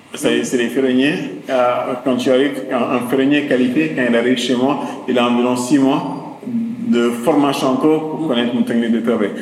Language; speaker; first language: French; non-native, local second language; Wolof